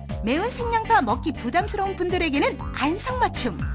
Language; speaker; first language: Korean; native; Korean